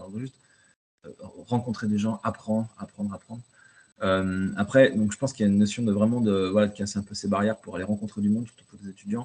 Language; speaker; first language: French; native; French